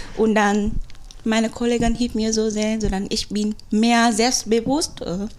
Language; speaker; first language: German; non-native, fluent; Vietnamese